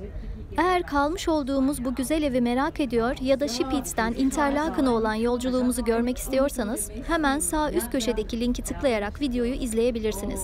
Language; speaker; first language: Turkish; native; Turkish